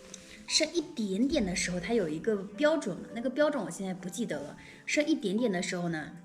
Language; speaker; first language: Chinese; native; Chinese